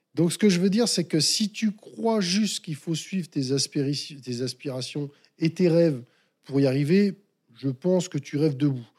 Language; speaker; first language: French; native; French